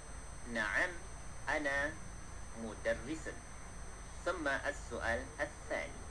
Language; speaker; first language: Arabic; non-native, fluent; Malay